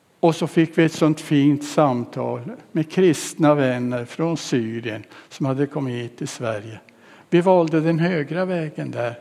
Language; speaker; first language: Swedish; native; Swedish